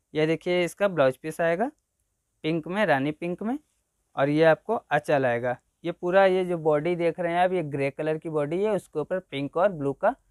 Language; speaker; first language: Hindi; native; Hindi